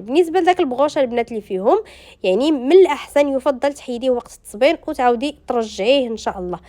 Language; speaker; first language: Arabic; native; Arabic